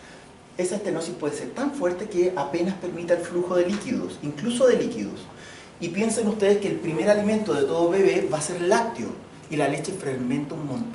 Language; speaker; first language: Spanish; native; Spanish